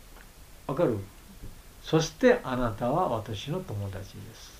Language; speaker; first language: Japanese; non-native, learner; Bangla